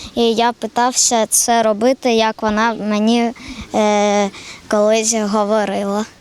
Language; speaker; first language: Ukrainian; non-native, local second language; Russian